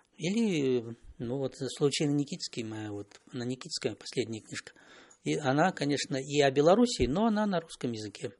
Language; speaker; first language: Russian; non-native, local second language; Belarusian